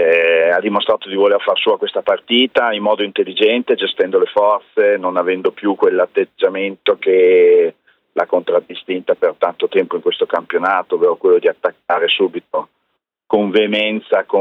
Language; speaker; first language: Italian; native; Italian